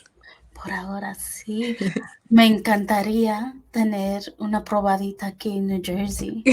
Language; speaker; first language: Spanish; early bilingual, heritage; Spanish